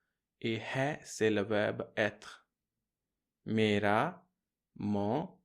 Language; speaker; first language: French; non-native, fluent; Hindi